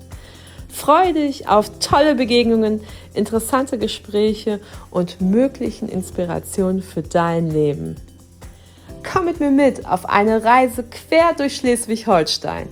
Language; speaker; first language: German; native; German